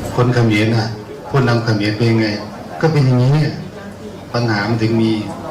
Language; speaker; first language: Thai; native; Thai